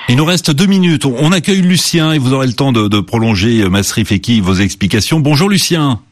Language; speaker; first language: French; native; French